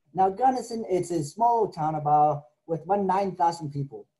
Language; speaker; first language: English; native; English